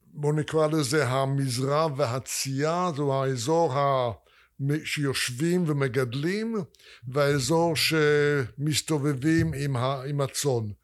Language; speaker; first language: Hebrew; non-native, fluent; English